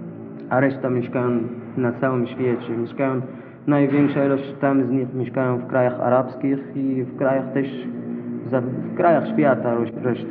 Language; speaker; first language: Polish; non-native, local second language; Arabic